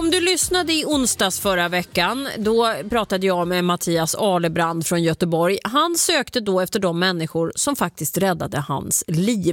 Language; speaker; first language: Swedish; native; Swedish